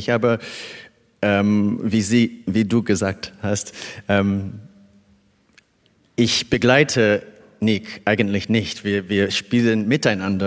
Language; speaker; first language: German; non-native, fluent; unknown